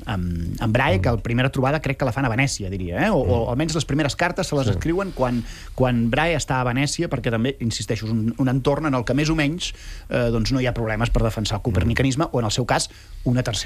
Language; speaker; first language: Catalan; native; Catalan